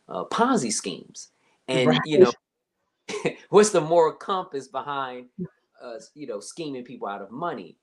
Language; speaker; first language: English; native; English